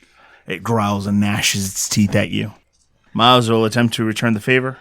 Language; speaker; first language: English; native; English